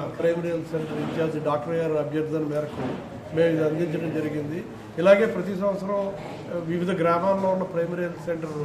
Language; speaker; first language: Telugu; native; Telugu